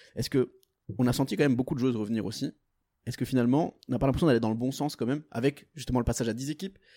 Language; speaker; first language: French; non-native, fluent; Portuguese